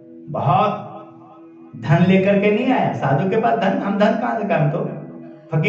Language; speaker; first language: Hindi; native; Hindi